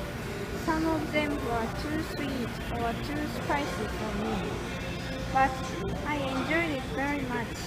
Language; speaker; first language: English; non-native, learner; Japanese